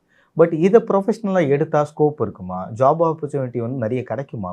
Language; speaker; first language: Tamil; native; Tamil